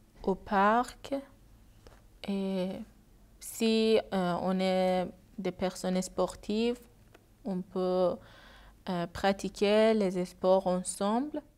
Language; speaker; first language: French; non-native, learner; Persian